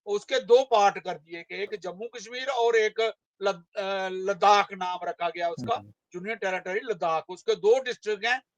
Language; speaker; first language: Hindi; non-native, local second language; Dogri